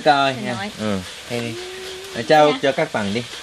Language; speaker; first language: Vietnamese; non-native, learner; Korean